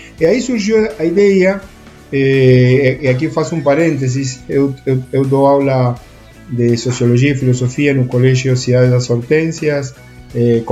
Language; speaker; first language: Portuguese; non-native, fluent; Spanish